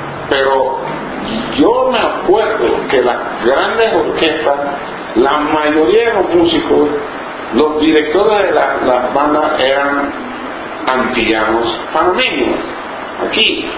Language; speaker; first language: Spanish; non-native, local second language; English